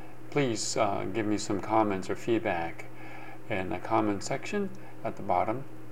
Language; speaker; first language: English; non-native, fluent; Japanese